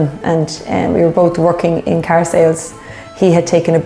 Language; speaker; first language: English; native; English